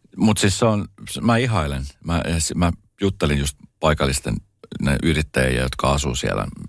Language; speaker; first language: Finnish; native; Finnish